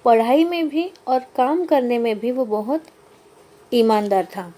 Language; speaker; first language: Hindi; non-native, local second language; Marathi